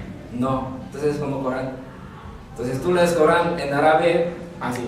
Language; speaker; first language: Spanish; non-native, fluent; Javanese